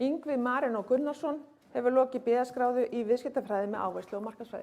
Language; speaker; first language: Icelandic; native; Icelandic